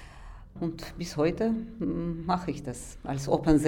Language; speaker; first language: German; non-native, fluent; Armenian